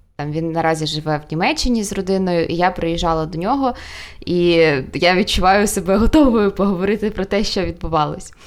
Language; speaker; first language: Ukrainian; non-native, local second language; Russian